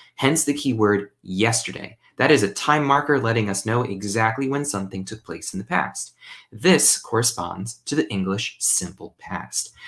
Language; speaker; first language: English; native; English